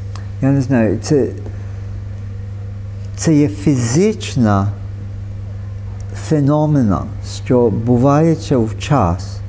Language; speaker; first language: Ukrainian; early bilingual, heritage; Ukrainian